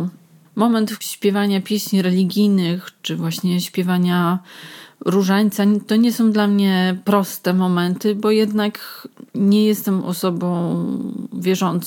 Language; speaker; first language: Polish; native; Polish